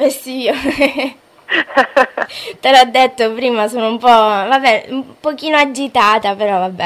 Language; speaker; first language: Italian; native; Italian